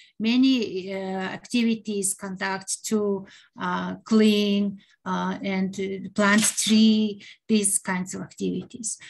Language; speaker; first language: English; non-native, learner; Mongolian